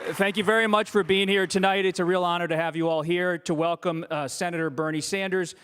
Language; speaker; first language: English; native; English